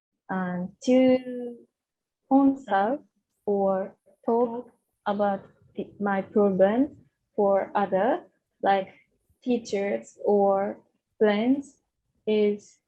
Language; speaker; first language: English; non-native, learner; Japanese